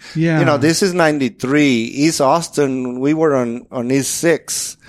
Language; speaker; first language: English; non-native, fluent; Spanish